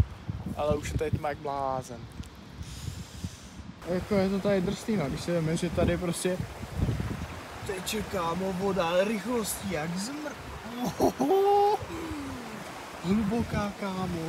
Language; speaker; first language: Czech; native; Czech